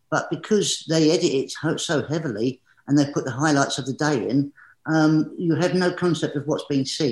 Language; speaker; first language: English; native; English